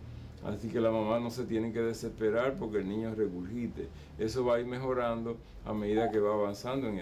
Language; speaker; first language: Spanish; native; Spanish